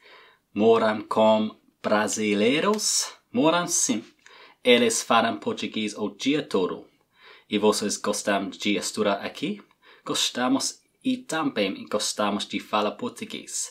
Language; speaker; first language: Portuguese; non-native, learner; English